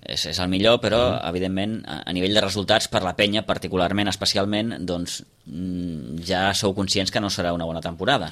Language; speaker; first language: Catalan; native; Catalan